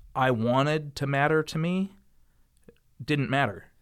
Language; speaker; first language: English; native; English